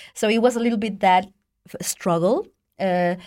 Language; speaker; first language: English; non-native, fluent; Spanish